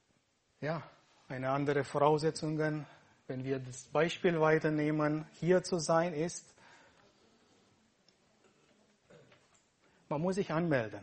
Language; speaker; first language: German; non-native, fluent; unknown